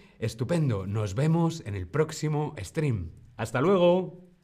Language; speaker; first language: Spanish; non-native, fluent; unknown